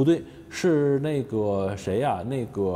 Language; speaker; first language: Chinese; native; Chinese